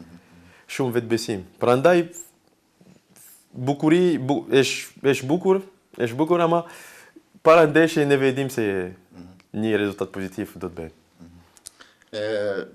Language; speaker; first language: Albanian; non-native, learner; French